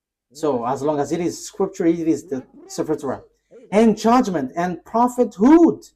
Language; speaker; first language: English; non-native, fluent; Malagasy